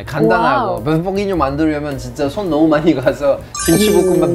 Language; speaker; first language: Korean; non-native, fluent; French